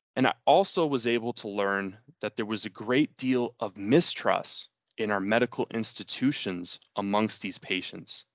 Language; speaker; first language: English; early bilingual, other home language; Spanish